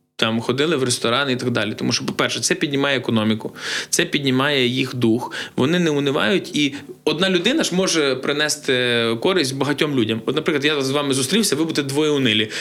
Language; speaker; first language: Ukrainian; native; Ukrainian